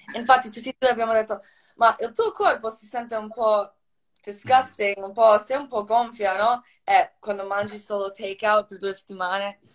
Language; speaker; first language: Italian; non-native, fluent; Croatian